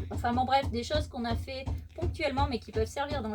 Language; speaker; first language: French; native; French